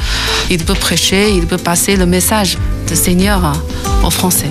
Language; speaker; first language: French; non-native, fluent; Chinese